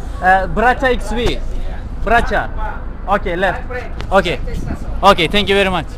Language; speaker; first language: English; non-native, learner; Turkish